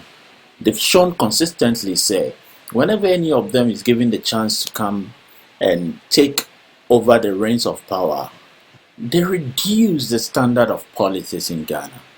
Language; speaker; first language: English; non-native, local second language; Akan